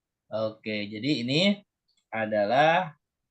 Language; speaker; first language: Indonesian; native; Indonesian